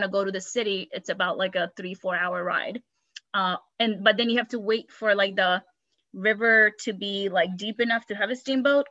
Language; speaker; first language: English; non-native, local second language; Sylheti